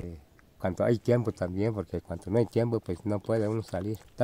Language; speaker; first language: Spanish; non-native, local second language; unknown